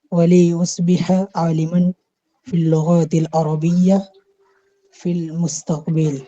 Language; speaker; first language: Arabic; non-native, learner; Bangla